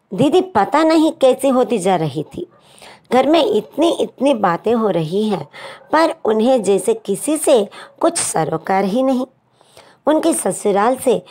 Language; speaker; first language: Hindi; non-native, local second language; Telugu